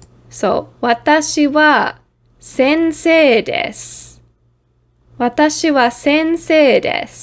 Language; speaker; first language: Japanese; non-native, fluent; English